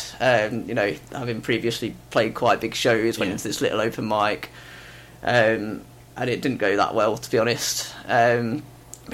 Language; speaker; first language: English; native; English